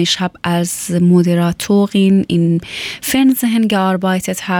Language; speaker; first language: German; non-native, learner; Persian